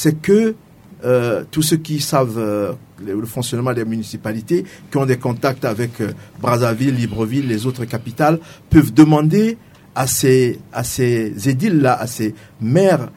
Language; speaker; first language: French; non-native, local second language; Sango